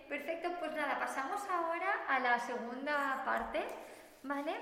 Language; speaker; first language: Spanish; native; Spanish